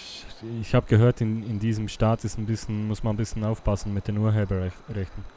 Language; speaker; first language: German; native; German